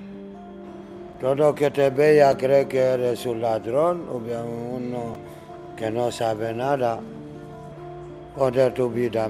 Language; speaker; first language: Spanish; non-native, learner; Arabic